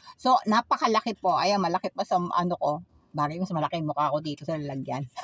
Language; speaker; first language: Filipino; native; Filipino